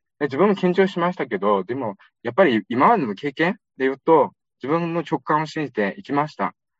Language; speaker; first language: Japanese; non-native, fluent; Uyghur